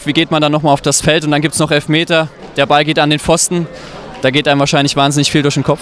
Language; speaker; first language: German; native; German